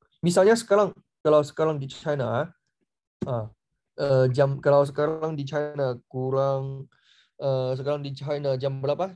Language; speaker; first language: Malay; non-native, fluent; Chinese